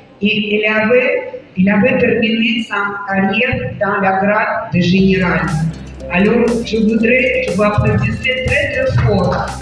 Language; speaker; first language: French; non-native, fluent; Russian